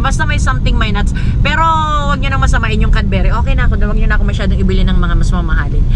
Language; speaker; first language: Filipino; native; Filipino